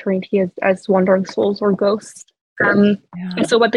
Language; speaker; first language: English; non-native, fluent; French